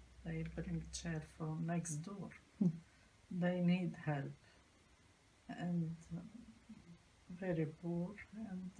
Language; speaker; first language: English; non-native, learner; Arabic